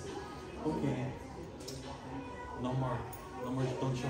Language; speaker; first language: English; non-native, local second language; Filipino